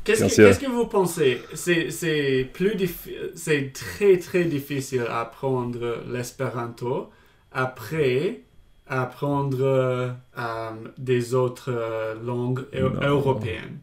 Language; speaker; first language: French; non-native, learner; English